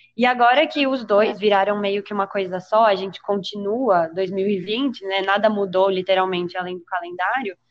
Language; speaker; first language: Portuguese; native; Portuguese